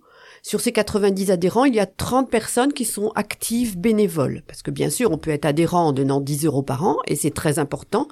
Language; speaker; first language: French; native; French